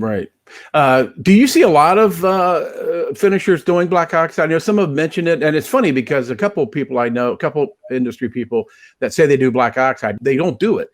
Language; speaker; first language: English; native; English